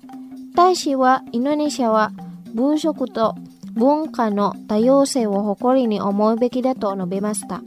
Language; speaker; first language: Japanese; non-native, fluent; Indonesian